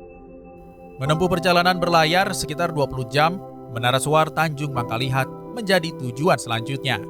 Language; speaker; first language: Indonesian; native; Indonesian